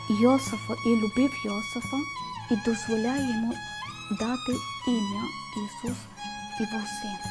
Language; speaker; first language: Ukrainian; non-native, learner; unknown